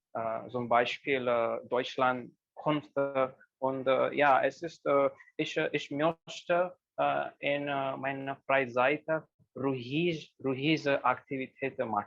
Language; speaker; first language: German; non-native, learner; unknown